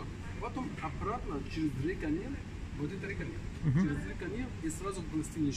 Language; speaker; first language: Russian; non-native, learner; Arabic